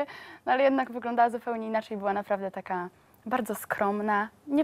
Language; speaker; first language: Polish; native; Polish